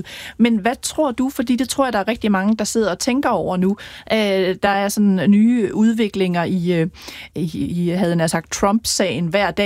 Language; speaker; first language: Danish; native; Danish